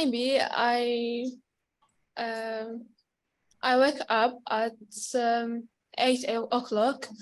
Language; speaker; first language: English; non-native, learner; Arabic